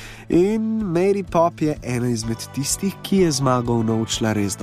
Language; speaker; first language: Slovenian; native; Slovenian